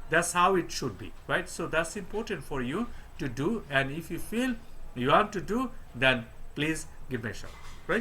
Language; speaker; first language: English; non-native, fluent; Bangla